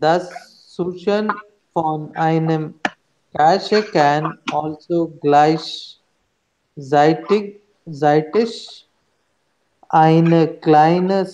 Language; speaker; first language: German; non-native, learner; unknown